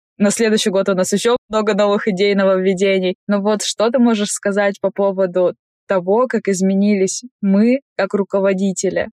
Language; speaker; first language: Russian; native; Russian